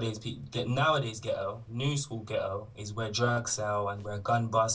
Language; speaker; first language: English; native; English